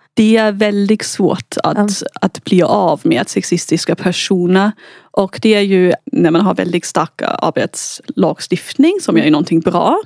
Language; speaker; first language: Swedish; non-native, fluent; German